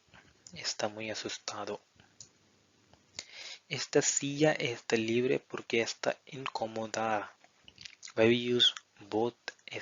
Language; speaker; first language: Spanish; non-native, fluent; Hindi